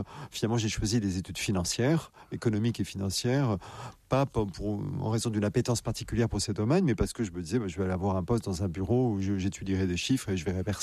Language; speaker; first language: French; native; French